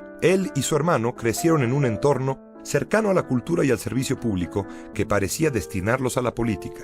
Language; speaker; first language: Spanish; native; Spanish